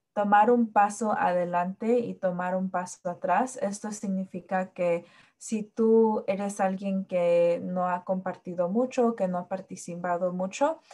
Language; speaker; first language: Spanish; early bilingual, heritage; Spanish